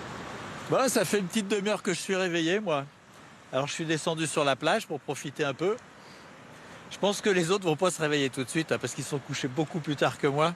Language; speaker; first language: French; native; French